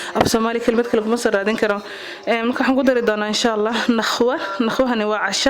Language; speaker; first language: Somali; early bilingual, heritage; Somali